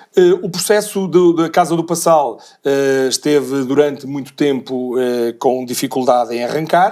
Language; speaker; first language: Portuguese; native; Portuguese